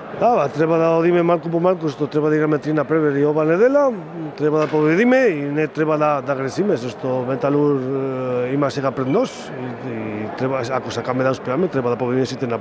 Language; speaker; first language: Macedonian; non-native, learner; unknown